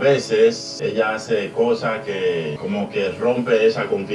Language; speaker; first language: Spanish; native; Spanish